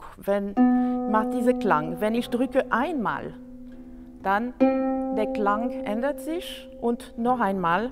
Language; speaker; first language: German; non-native, fluent; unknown